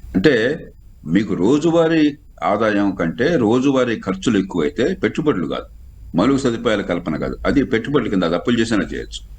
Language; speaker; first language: Telugu; native; Telugu